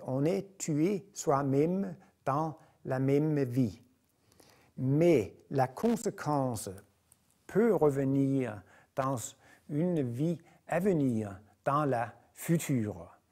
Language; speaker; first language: French; non-native, fluent; Danish